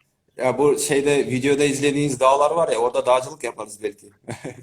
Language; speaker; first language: Turkish; non-native, fluent; Kyrgyz